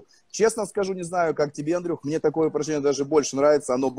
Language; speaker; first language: Russian; native; Russian